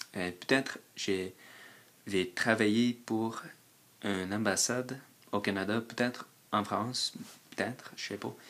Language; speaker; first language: French; non-native, fluent; English